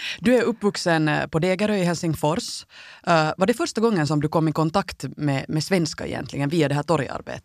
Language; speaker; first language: Swedish; native; Swedish